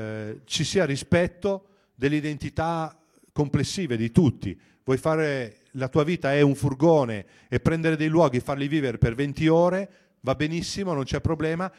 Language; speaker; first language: Italian; native; Italian